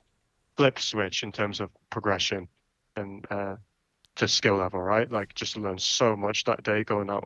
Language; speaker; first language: English; native; English